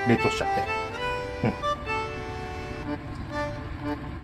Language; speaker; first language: Japanese; native; Japanese